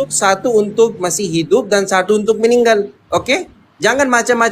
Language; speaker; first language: Indonesian; non-native, learner; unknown